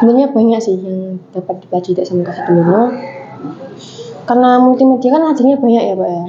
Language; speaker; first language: Indonesian; non-native, local second language; Javanese